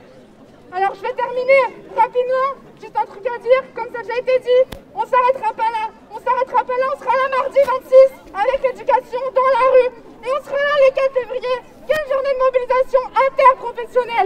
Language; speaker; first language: French; native; French